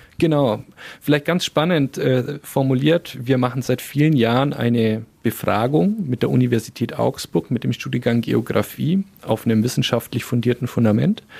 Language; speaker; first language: German; native; German